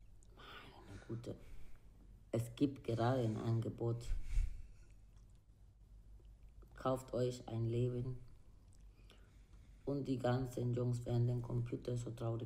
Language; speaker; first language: German; non-native, learner; Spanish